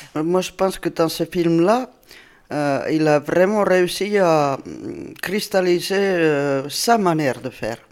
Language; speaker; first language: French; non-native, fluent; Finnish